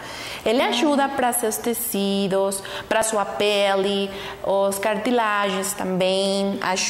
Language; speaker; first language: Portuguese; non-native, learner; Spanish